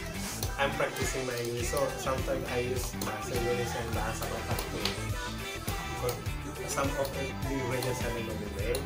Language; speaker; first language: English; non-native, learner; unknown